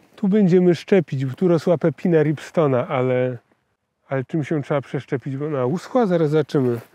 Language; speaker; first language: Polish; native; Polish